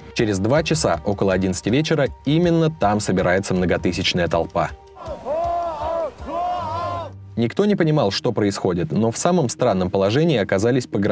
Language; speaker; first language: Russian; native; Russian